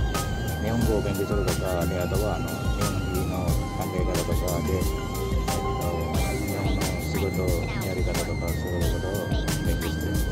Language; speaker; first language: Japanese; non-native, fluent; Indonesian